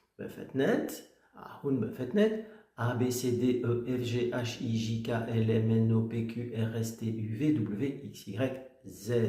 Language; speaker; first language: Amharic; non-native, learner; French